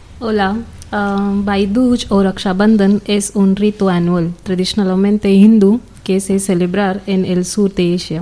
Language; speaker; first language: Spanish; non-native, learner; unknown